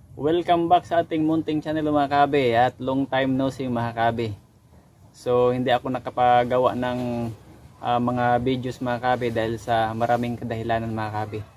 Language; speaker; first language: Filipino; non-native, local second language; Cebuano